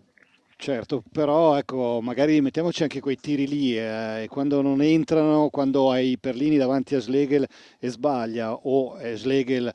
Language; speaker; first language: Italian; native; Italian